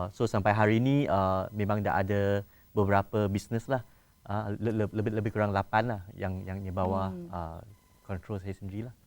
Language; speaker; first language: Malay; non-native, local second language; Chinese